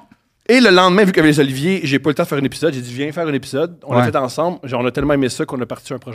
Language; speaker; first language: French; native; French